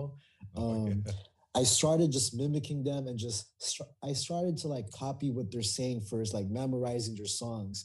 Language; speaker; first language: English; early bilingual, other home language; Filipino